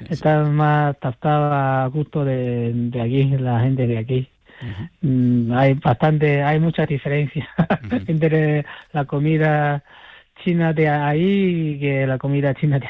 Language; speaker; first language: Spanish; non-native, fluent; Chinese